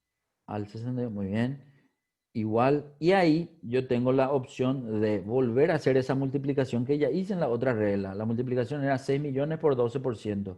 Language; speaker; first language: Spanish; native; Spanish